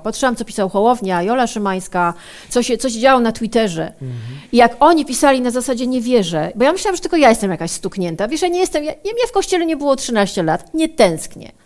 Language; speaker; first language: Polish; native; Polish